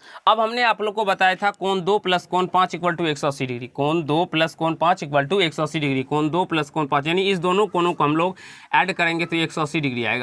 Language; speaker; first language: Hindi; native; Hindi